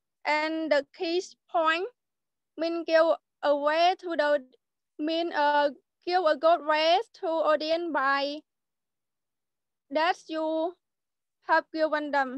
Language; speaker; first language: English; non-native, learner; Khmer